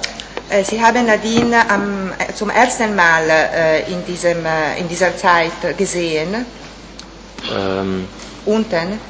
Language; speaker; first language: German; non-native, fluent; Italian